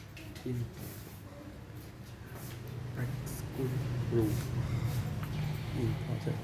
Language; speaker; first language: English; non-native, learner; Vietnamese